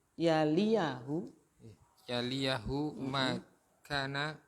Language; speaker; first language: Arabic; non-native, learner; Indonesian